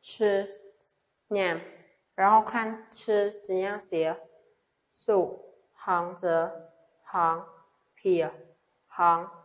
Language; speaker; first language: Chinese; non-native, fluent; Khmer